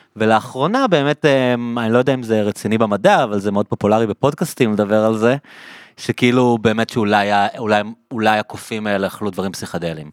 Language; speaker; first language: Hebrew; native; Hebrew